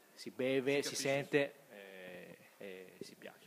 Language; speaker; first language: Italian; non-native, fluent; Chinese